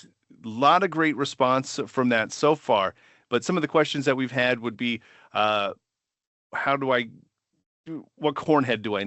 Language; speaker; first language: English; native; English